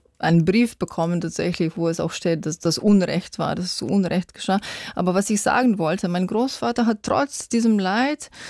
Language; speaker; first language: German; non-native, fluent; Slovenian